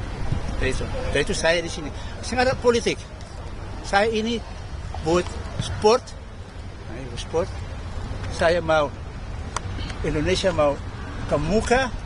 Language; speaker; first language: Indonesian; early bilingual, heritage; Dutch